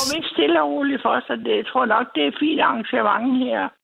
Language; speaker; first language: Danish; native; Danish